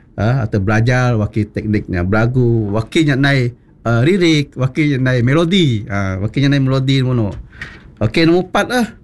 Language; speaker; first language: Malay; non-native, local second language; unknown